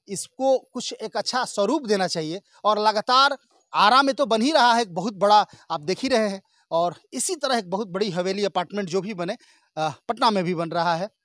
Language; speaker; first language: Hindi; native; Hindi